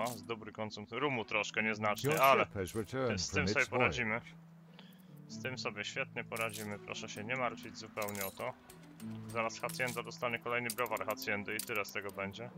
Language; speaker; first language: Polish; native; Polish